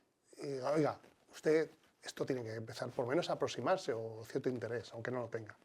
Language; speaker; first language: Spanish; native; Spanish